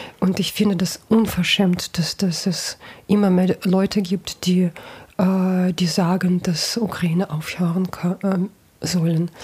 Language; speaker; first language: German; non-native, fluent; Russian